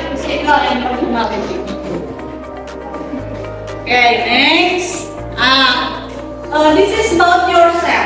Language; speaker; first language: English; non-native, learner; Indonesian